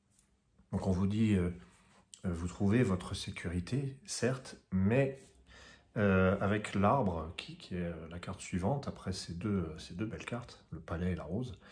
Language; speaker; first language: French; native; French